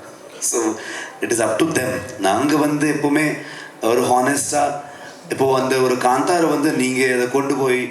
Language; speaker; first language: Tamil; non-native, local second language; Kannada